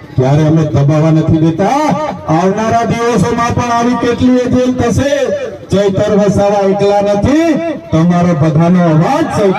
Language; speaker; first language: Gujarati; non-native, local second language; Vasavi